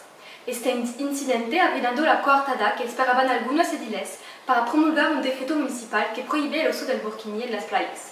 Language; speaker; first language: Spanish; non-native, learner; French